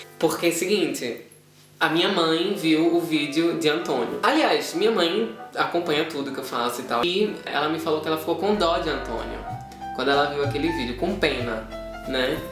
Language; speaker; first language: Portuguese; native; Portuguese